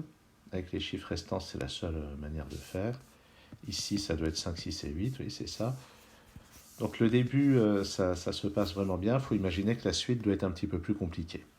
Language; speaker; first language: French; native; French